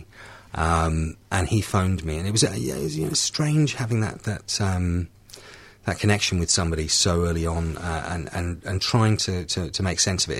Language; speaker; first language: English; native; English